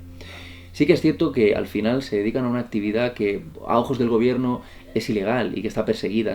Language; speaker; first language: Spanish; native; Spanish